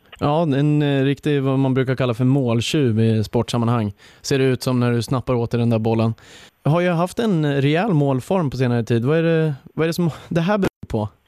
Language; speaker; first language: Swedish; native; Swedish